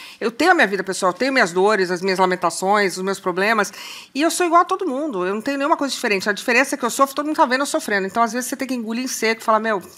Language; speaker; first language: Portuguese; native; Portuguese